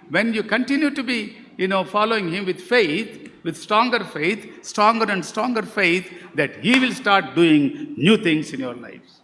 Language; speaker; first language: English; non-native, local second language; Telugu